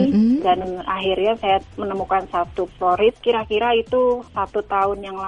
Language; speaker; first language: Indonesian; native; Indonesian